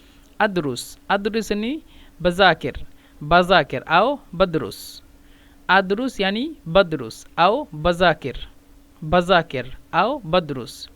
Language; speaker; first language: Arabic; non-native, fluent; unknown